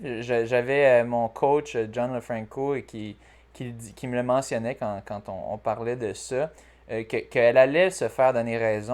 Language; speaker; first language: French; native; French